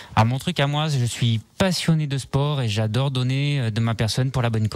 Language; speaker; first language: French; native; French